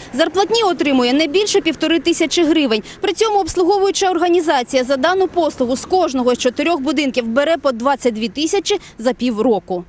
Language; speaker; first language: Ukrainian; native; Ukrainian